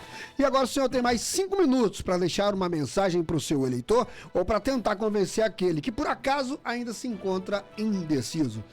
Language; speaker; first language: Portuguese; native; Portuguese